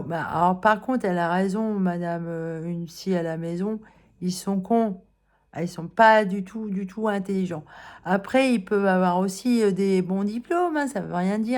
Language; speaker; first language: French; native; French